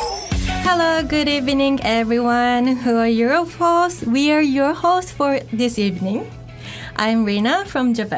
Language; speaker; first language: English; non-native, fluent; Japanese